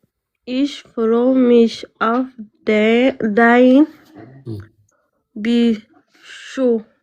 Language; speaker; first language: German; non-native, learner; Amharic